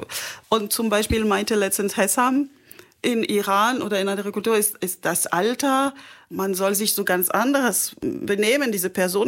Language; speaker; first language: German; non-native, fluent; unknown